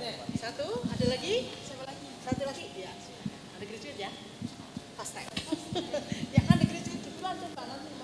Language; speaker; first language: Indonesian; native; Indonesian